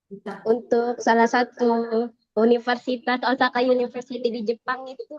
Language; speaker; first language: Indonesian; native; Indonesian